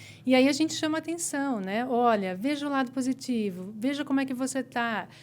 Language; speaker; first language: Portuguese; native; Portuguese